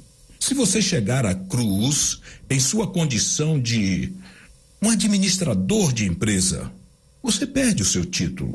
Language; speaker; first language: Portuguese; native; Portuguese